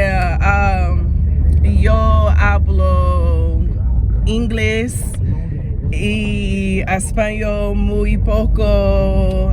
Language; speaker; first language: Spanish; non-native, learner; English